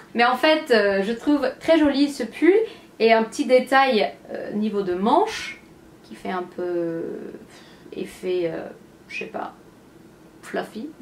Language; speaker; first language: French; non-native, fluent; English